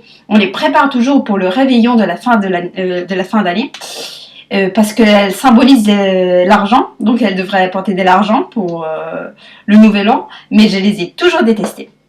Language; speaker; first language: French; non-native, learner; Italian